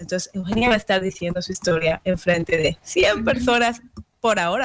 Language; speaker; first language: Spanish; native; Spanish